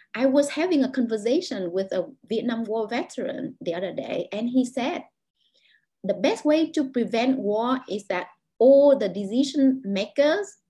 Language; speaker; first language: English; non-native, fluent; Vietnamese